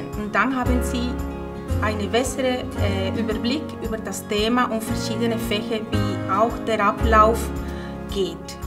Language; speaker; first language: German; non-native, fluent; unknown